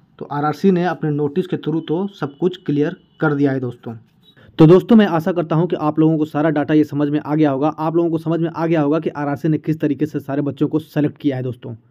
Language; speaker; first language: Hindi; native; Hindi